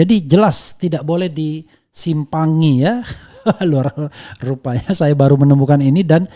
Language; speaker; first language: Indonesian; native; Indonesian